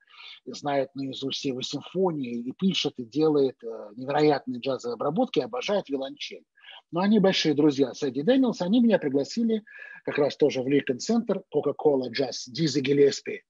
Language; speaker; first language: Russian; native; Russian